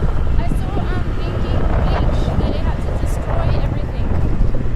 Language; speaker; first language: English; native; English